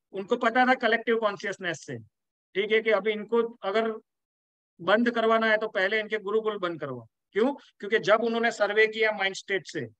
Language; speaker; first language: Hindi; non-native, local second language; Gujarati